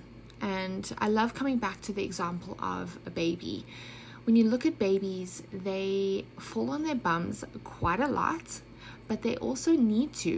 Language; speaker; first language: English; native; English